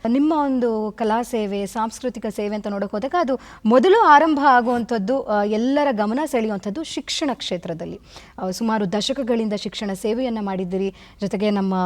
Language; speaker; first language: Kannada; native; Kannada